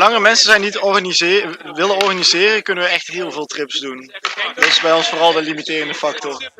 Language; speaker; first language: Dutch; native; Dutch